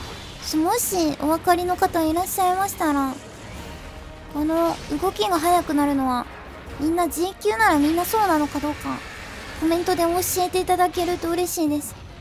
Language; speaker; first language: Japanese; native; Japanese